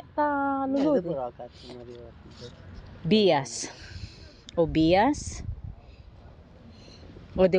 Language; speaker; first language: Greek; non-native, learner; Filipino